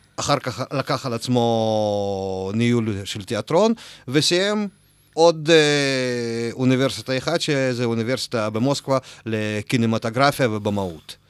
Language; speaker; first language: Hebrew; non-native, fluent; Russian